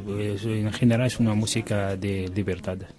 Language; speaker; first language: Spanish; non-native, learner; Arabic